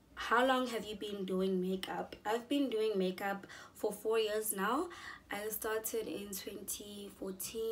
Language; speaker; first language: English; non-native, local second language; Zulu